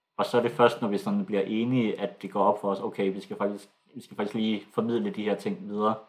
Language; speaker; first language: Danish; native; Danish